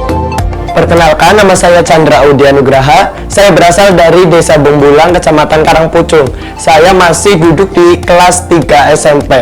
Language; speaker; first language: Indonesian; non-native, local second language; Javanese